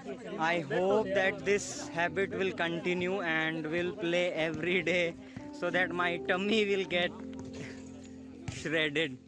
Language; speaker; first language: Hindi; native; Hindi